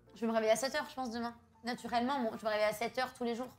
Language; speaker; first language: French; native; French